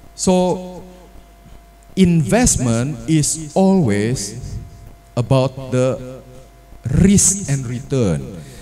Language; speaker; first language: English; non-native, fluent; Indonesian